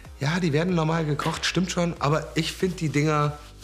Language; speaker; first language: German; native; German